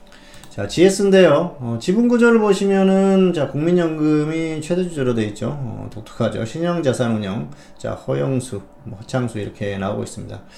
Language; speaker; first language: Korean; native; Korean